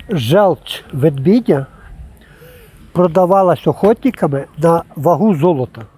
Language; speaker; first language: Ukrainian; native; Ukrainian